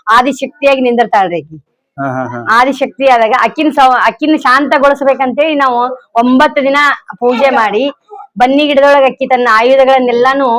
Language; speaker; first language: Kannada; native; Kannada